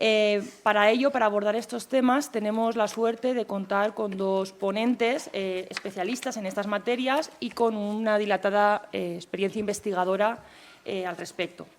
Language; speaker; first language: Spanish; native; Spanish